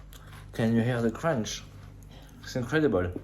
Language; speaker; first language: English; non-native, fluent; French